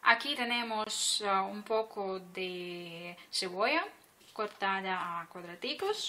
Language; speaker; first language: Spanish; non-native, fluent; Ukrainian